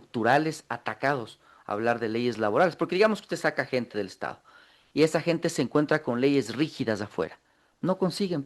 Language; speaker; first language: Spanish; native; Spanish